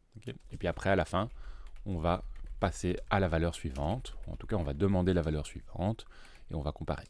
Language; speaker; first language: French; native; French